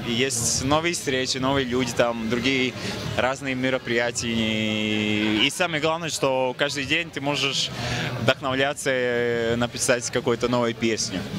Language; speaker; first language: Russian; non-native, fluent; Latvian